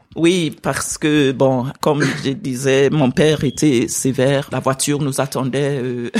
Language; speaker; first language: French; non-native, fluent; English